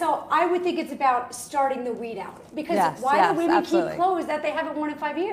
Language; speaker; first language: English; native; English